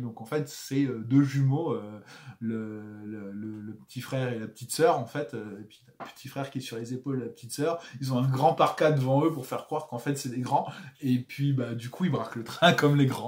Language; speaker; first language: French; native; French